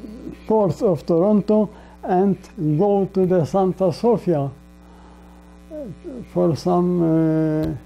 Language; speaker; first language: English; non-native, learner; Polish